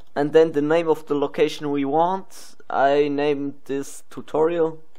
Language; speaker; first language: English; non-native, learner; Swiss German